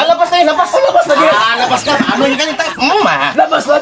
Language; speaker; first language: Filipino; non-native, local second language; Cebuano